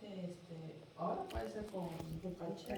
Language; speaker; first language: Spanish; native; Spanish